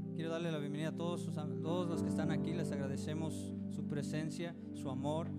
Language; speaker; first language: Spanish; early bilingual, heritage; Spanish